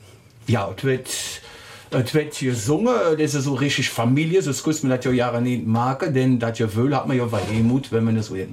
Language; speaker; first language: German; native; German